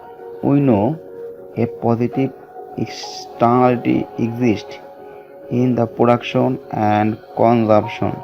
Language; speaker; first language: English; non-native, learner; Bangla